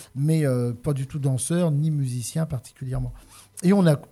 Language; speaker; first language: French; native; French